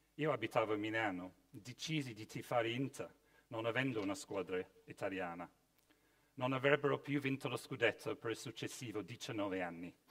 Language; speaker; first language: Italian; non-native, fluent; English